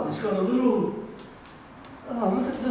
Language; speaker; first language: English; native; English